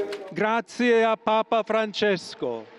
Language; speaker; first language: Italian; non-native, fluent; English